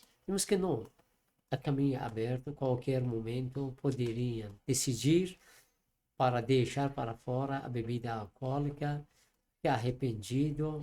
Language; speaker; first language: Portuguese; non-native, learner; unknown